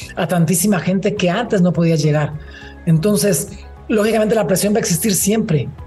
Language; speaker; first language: Spanish; native; Spanish